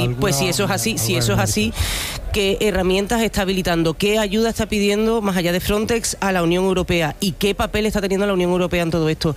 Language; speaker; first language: Spanish; native; Spanish